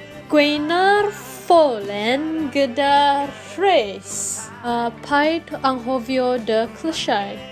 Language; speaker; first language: Welsh; non-native, learner; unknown